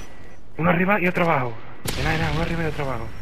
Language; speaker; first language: Spanish; native; Spanish